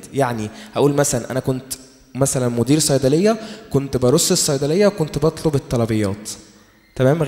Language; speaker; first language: Arabic; native; Arabic